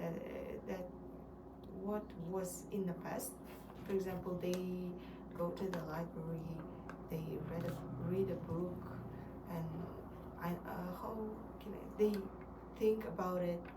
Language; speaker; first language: English; non-native, learner; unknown